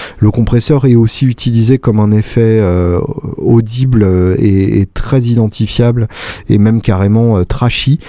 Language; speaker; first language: French; native; French